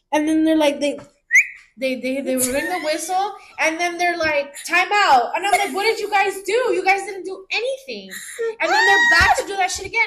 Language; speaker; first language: English; early bilingual, other home language; Spanish